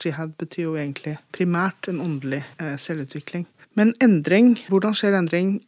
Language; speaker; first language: Norwegian; native; Norwegian